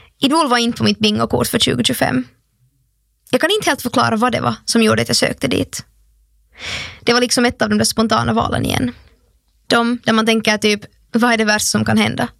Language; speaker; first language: Swedish; native; Swedish